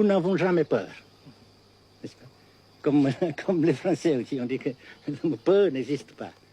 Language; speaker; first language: French; non-native, fluent; Vietnamese